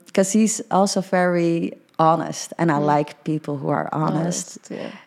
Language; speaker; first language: English; early bilingual, heritage; Dutch